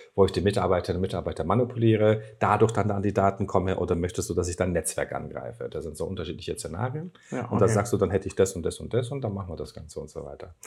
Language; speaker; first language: German; non-native, fluent; Turkish